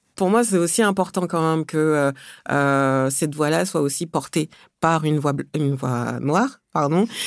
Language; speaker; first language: French; early bilingual, other home language; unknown